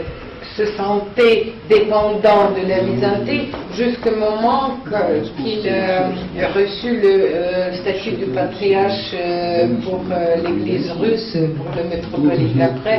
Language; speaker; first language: French; non-native, learner; Russian